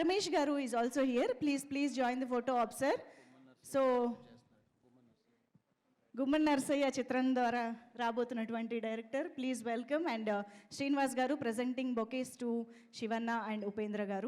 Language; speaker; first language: Telugu; native; Telugu